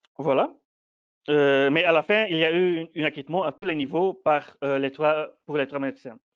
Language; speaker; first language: French; non-native, fluent; Dutch